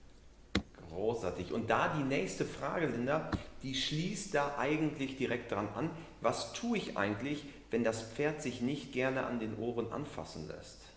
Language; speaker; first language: German; native; German